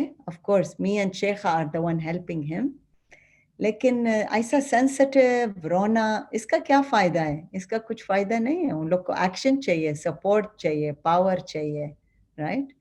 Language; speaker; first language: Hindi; non-native, fluent; Arabic